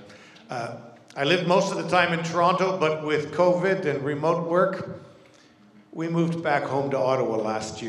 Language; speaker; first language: English; native; English